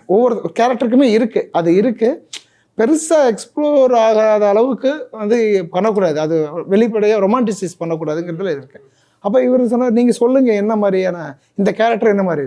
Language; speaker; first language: Tamil; native; Tamil